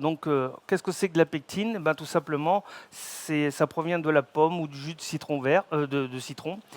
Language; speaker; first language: French; native; French